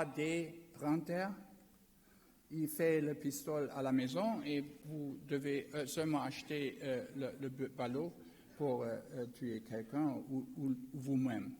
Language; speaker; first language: French; non-native, learner; German